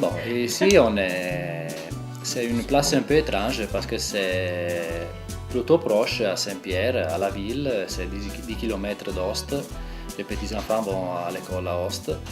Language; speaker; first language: French; non-native, local second language; Italian